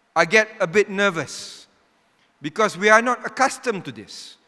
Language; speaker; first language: English; non-native, local second language; Malay